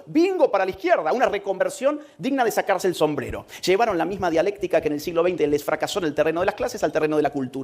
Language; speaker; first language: Spanish; native; Spanish